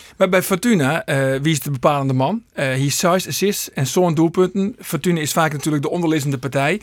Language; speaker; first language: Dutch; non-native, local second language; Western Frisian